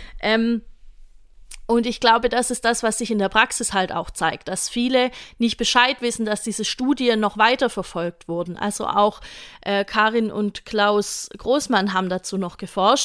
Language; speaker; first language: German; native; German